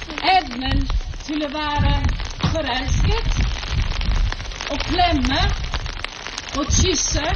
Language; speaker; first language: Norwegian; non-native, fluent; English